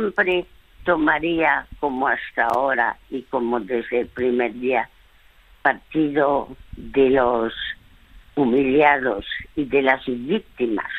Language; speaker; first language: Spanish; early bilingual, other home language; French